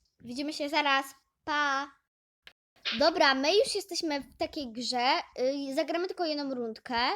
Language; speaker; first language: Polish; native; Polish